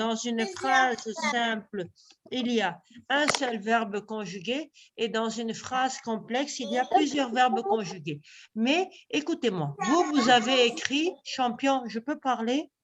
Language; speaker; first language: French; non-native, local second language; Arabic